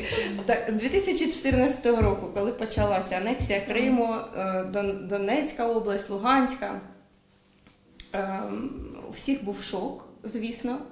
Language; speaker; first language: Ukrainian; native; Ukrainian